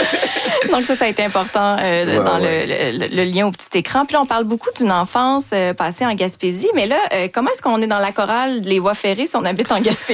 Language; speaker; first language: French; native; French